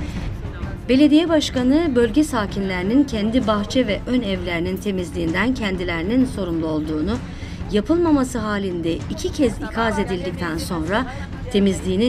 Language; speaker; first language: Turkish; native; Turkish